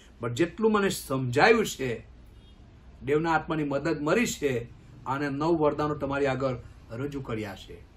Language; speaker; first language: Gujarati; non-native, local second language; Gamit